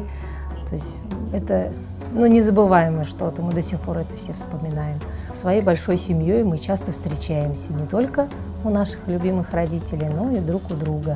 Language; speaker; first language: Russian; native; Russian